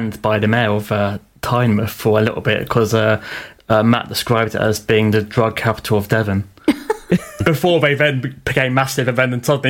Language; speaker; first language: English; native; English